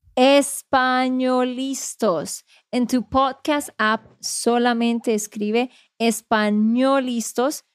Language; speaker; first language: Spanish; native; Spanish